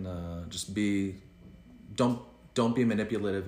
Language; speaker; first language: English; early bilingual, other home language; Spanish